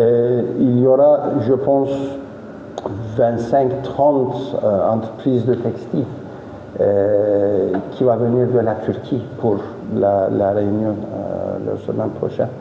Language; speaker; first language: French; non-native, fluent; Turkish